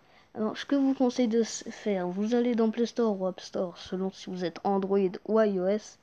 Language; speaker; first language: French; native; French